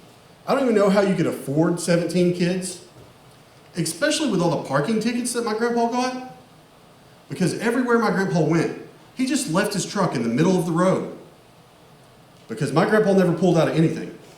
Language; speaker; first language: English; native; English